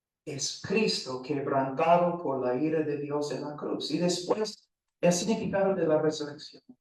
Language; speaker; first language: Spanish; non-native, fluent; English